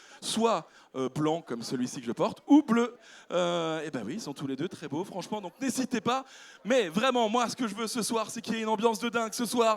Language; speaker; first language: French; native; French